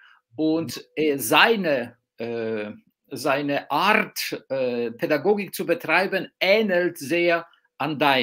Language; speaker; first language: German; non-native, fluent; Polish